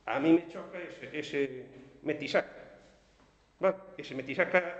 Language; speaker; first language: Spanish; non-native, local second language; Galician